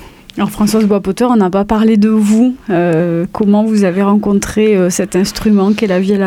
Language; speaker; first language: French; native; French